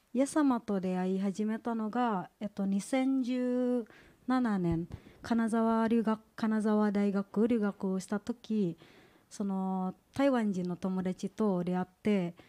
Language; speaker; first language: Japanese; non-native, fluent; Indonesian